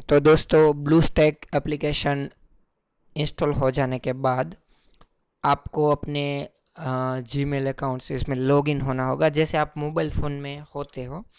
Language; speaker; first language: Hindi; non-native, local second language; Gujarati